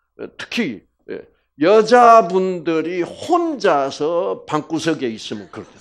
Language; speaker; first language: Korean; native; Korean